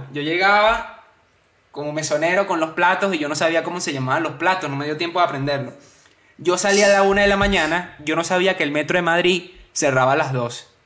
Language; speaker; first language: Spanish; native; Spanish